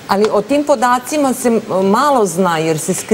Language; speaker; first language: Croatian; native; Croatian